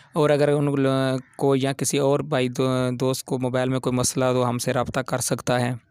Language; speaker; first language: Urdu; non-native, local second language; Punjabi